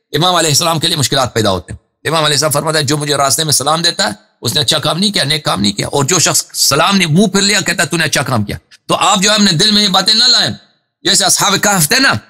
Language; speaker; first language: Urdu; non-native, fluent; Persian